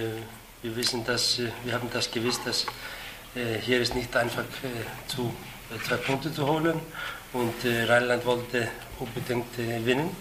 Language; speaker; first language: German; non-native, fluent; Icelandic